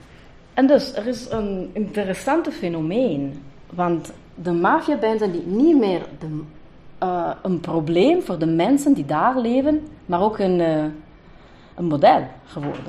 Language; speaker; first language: Dutch; non-native, fluent; Italian